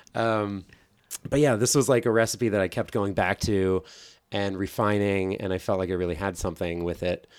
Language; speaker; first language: English; native; English